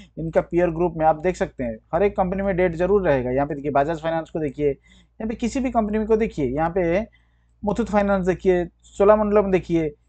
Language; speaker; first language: Hindi; native; Hindi